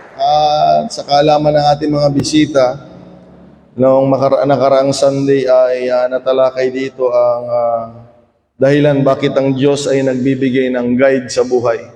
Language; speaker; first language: Filipino; native; Filipino